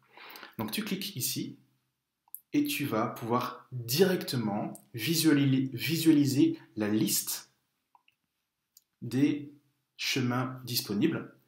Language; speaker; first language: French; native; French